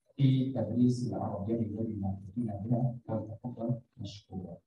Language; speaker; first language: Arabic; non-native, fluent; Indonesian